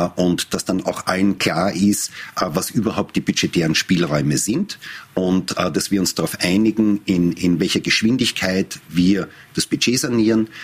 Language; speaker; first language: German; native; German